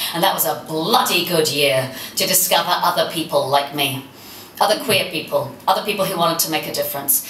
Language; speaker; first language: English; native; English